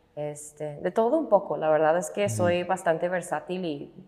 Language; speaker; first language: Spanish; non-native, fluent; English